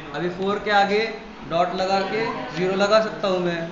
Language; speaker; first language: Hindi; non-native, local second language; Marathi